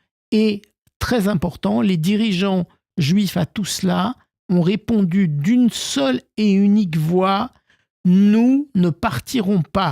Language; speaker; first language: French; native; French